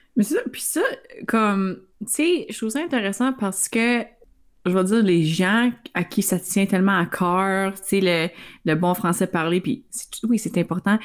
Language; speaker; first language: French; native; French